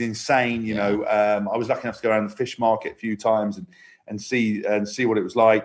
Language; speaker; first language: English; native; English